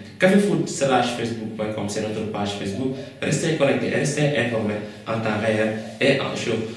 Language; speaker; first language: French; non-native, local second language; Wolof